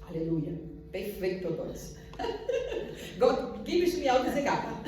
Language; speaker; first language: German; non-native, learner; Portuguese